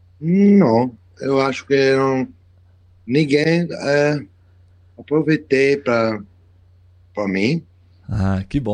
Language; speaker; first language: Portuguese; non-native, learner; Italian